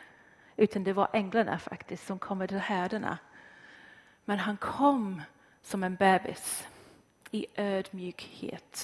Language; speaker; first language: Swedish; non-native, fluent; English